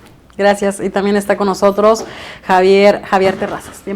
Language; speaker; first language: Spanish; native; Spanish